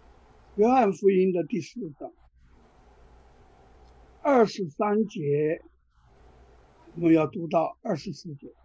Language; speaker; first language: Chinese; native; Chinese